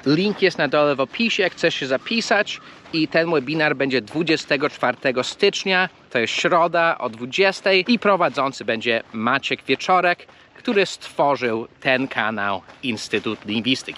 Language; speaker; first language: Polish; early bilingual, heritage; Polish